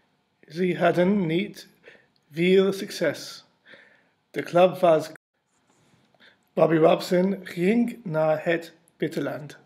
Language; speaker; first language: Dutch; non-native, learner; English